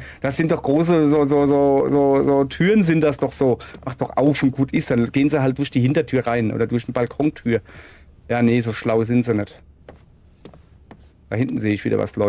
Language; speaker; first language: German; native; German